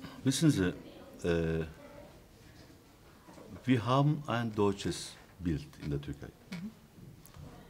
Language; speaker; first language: German; non-native, fluent; Turkish